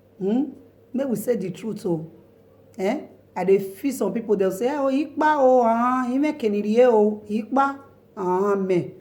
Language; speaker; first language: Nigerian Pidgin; non-native, local second language; Bini